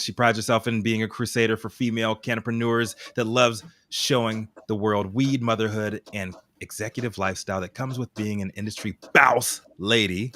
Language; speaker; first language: English; native; English